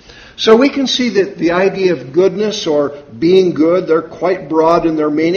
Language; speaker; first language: English; native; English